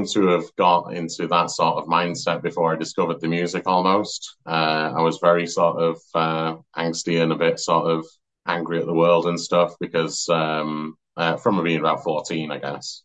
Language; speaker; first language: English; native; English